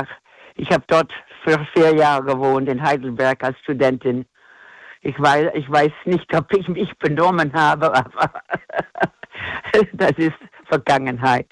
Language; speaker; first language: German; non-native, fluent; English